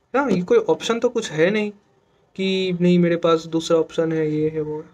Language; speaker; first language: Hindi; non-native, local second language; Bangla